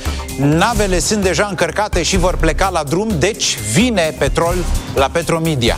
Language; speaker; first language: Romanian; native; Romanian